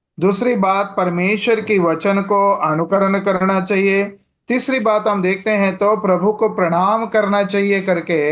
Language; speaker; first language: Hindi; non-native, local second language; Telugu